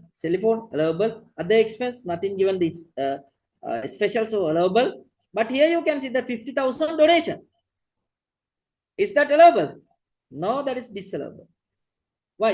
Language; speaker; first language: English; non-native, local second language; Sinhala